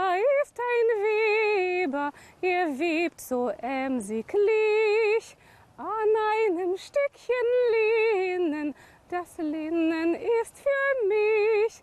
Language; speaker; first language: German; native; German